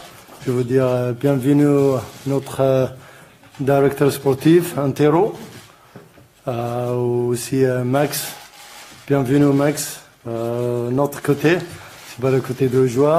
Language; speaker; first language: French; non-native, learner; Arabic